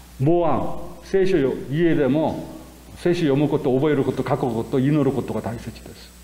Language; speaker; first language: Japanese; non-native, fluent; Korean